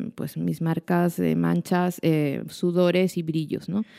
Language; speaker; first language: Spanish; native; Spanish